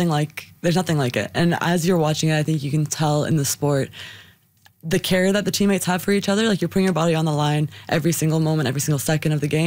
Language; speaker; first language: English; native; English